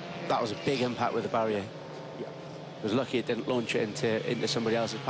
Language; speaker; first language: English; native; English